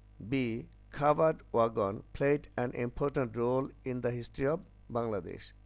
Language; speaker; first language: English; non-native, local second language; Bangla